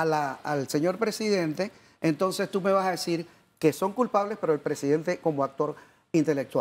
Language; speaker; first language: Spanish; native; Spanish